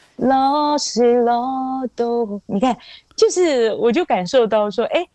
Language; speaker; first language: Chinese; non-native, local second language; Hakka Chinese